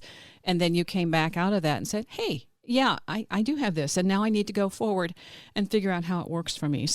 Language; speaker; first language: English; native; English